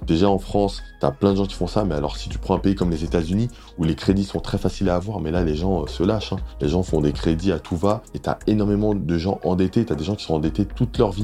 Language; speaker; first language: French; native; French